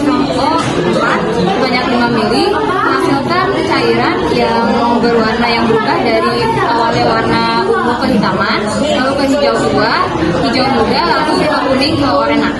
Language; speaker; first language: Indonesian; native; Indonesian